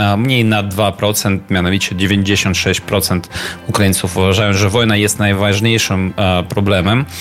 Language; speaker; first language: Polish; non-native, learner; Ukrainian